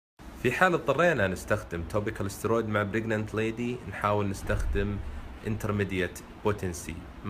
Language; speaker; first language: Arabic; native; Arabic